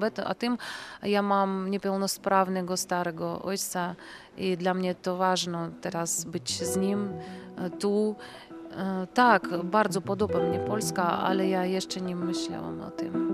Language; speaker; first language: Polish; non-native, fluent; Russian